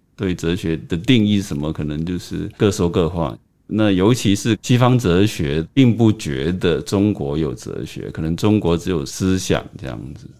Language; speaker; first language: Chinese; native; Chinese